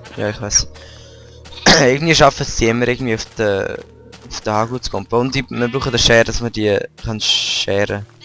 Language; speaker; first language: German; native; German